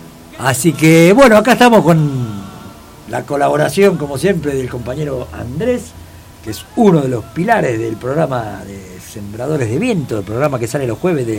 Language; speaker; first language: Spanish; native; Spanish